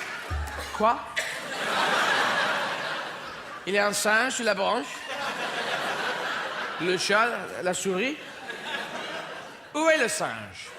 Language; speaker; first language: French; non-native, fluent; English